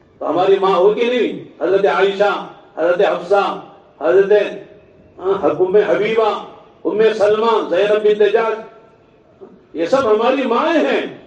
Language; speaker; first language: Urdu; native; Urdu